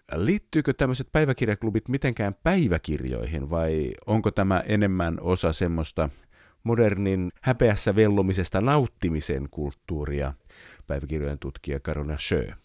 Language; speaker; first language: Finnish; native; Finnish